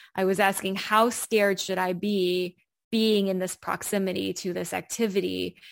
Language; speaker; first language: English; native; English